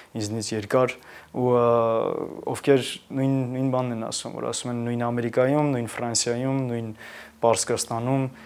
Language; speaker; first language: Armenian; native; Armenian